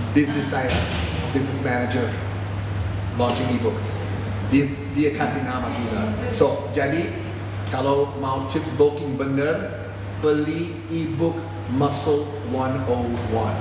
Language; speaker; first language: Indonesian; non-native, fluent; English